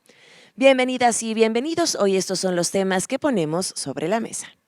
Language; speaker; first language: Spanish; native; Spanish